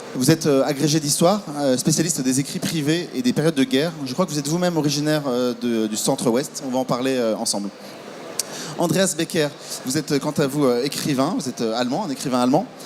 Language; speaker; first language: French; native; French